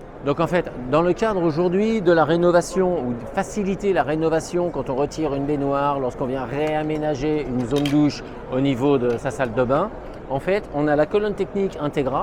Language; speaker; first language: French; native; French